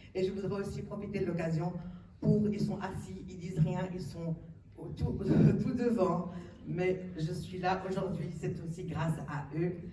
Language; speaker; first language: French; early bilingual, other home language; Arabic